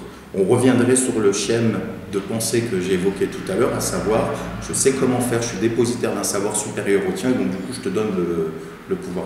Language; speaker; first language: French; native; French